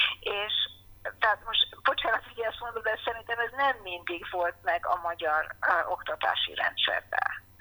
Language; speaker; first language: Hungarian; early bilingual, heritage; Hungarian